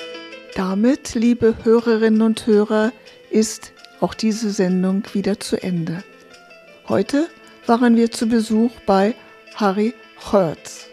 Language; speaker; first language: German; native; German